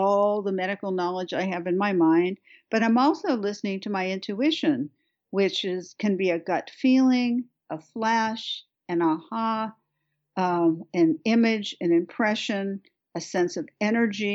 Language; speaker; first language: English; native; English